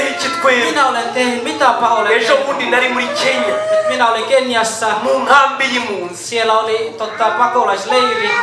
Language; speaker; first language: Finnish; non-native, fluent; Kinyarwanda